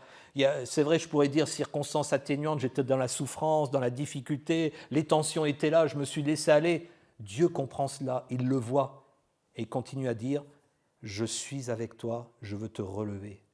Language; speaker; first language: French; native; French